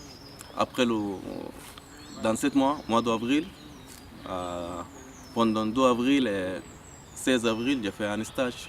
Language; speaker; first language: French; non-native, learner; Arabic